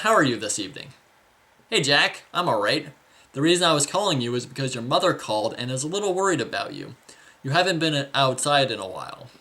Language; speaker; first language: English; native; English